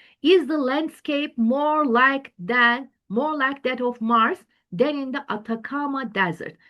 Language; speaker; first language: English; non-native, fluent; Turkish